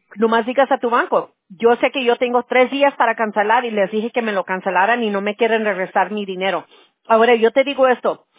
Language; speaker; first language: Spanish; early bilingual, heritage; Spanish